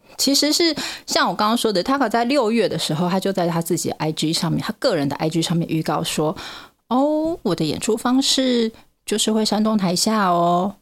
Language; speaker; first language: Chinese; native; Chinese